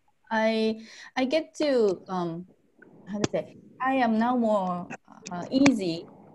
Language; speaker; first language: English; non-native, fluent; Japanese